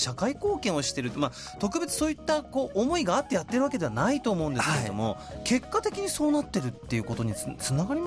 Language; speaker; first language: Japanese; native; Japanese